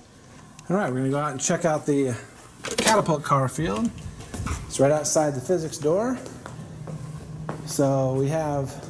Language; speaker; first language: English; native; English